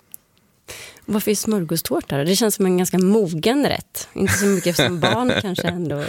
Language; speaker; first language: Swedish; native; Swedish